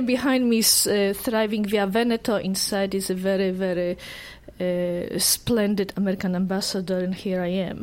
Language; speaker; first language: English; non-native, fluent; Polish